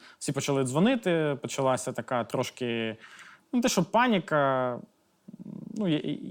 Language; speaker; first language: Ukrainian; non-native, local second language; Russian